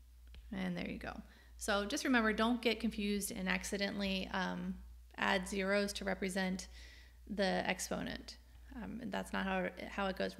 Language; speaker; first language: English; native; English